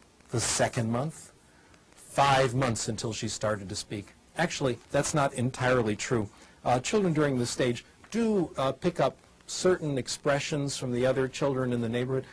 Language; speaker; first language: English; native; English